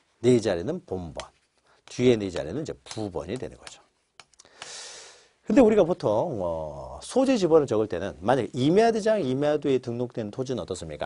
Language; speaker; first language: Korean; native; Korean